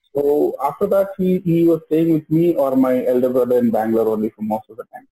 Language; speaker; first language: English; non-native, local second language; Kannada